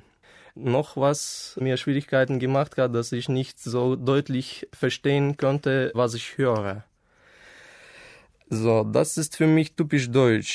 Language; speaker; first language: German; non-native, fluent; Ukrainian